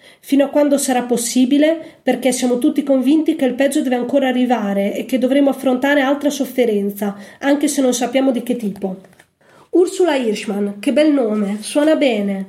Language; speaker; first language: Italian; native; Italian